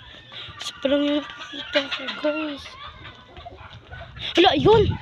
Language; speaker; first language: Filipino; non-native, local second language; Cebuano